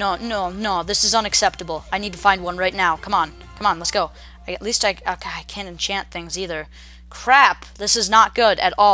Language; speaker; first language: English; native; English